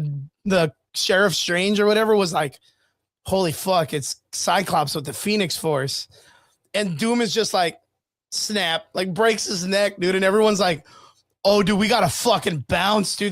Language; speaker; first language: English; native; English